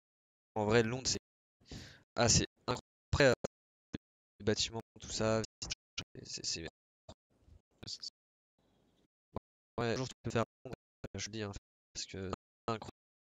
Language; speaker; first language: French; native; French